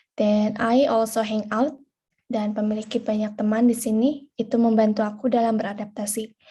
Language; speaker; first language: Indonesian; early bilingual, other home language; Chinese